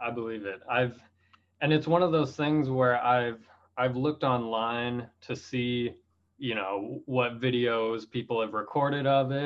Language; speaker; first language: English; native; English